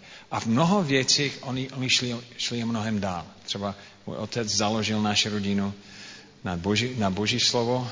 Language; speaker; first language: Czech; non-native, fluent; English